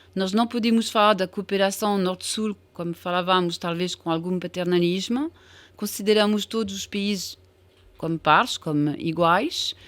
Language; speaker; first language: Portuguese; non-native, fluent; French